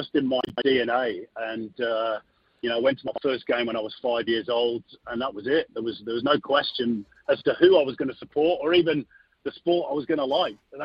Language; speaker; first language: English; native; English